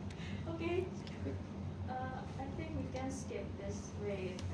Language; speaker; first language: English; non-native, fluent; Indonesian